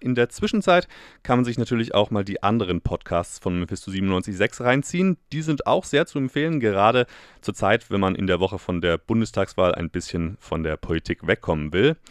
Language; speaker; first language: German; native; German